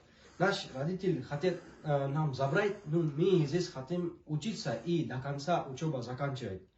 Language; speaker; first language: Russian; non-native, learner; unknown